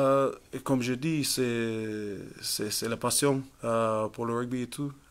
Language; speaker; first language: French; non-native, fluent; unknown